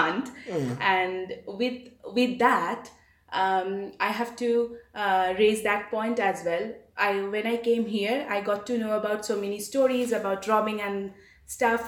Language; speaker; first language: English; non-native, local second language; Bangla